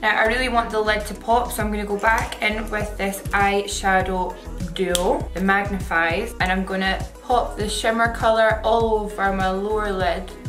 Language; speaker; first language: English; native; English